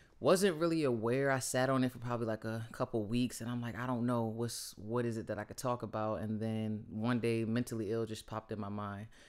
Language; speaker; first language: English; native; English